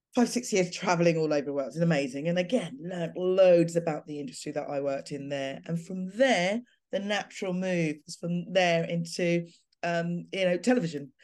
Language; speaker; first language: English; native; English